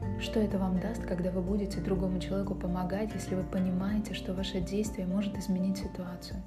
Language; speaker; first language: Russian; native; Russian